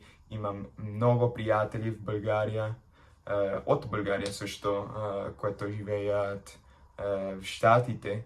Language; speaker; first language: Bulgarian; non-native, learner; English